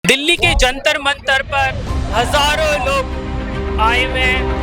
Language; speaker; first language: Hindi; native; Hindi